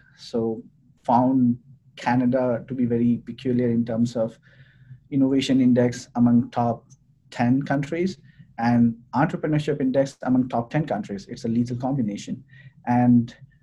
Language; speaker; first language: English; non-native, local second language; Hindi